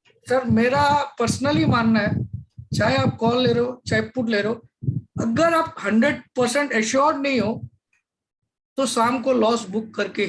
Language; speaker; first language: Hindi; native; Hindi